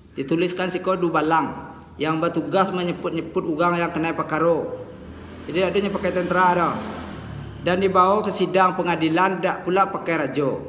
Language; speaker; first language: Malay; non-native, local second language; Minangkabau